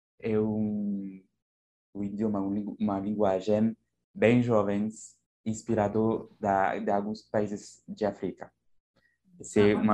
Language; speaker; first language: Portuguese; non-native, learner; French